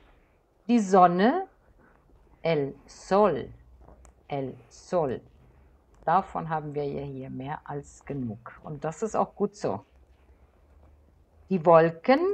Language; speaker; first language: German; native; German